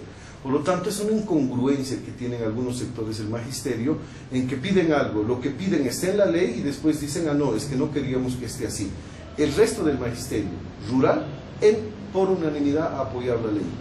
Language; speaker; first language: Spanish; native; Spanish